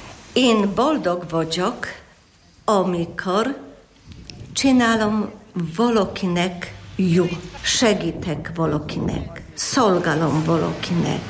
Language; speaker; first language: Hungarian; non-native, learner; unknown